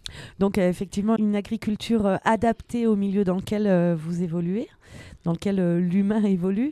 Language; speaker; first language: French; native; French